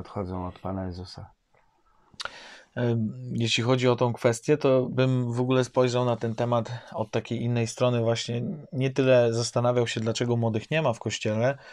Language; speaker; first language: Polish; native; Polish